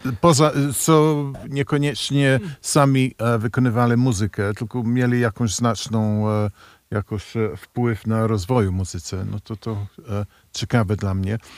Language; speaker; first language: Polish; non-native, fluent; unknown